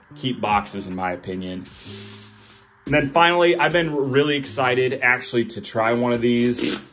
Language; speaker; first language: English; native; English